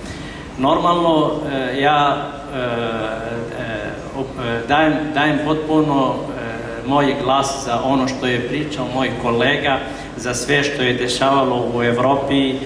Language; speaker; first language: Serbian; non-native, fluent; Arabic